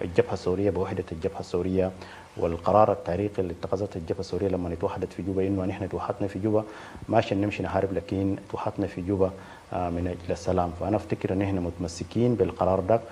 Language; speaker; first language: Arabic; native; Arabic